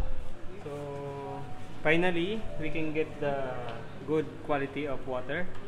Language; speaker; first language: English; non-native, local second language; Filipino